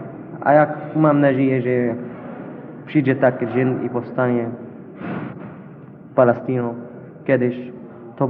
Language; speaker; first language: Polish; non-native, learner; Arabic